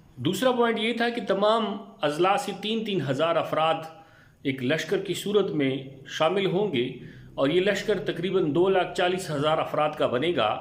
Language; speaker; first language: Urdu; non-native, local second language; Pashto